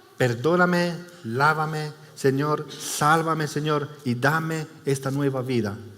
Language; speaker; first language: Spanish; non-native, fluent; Romanian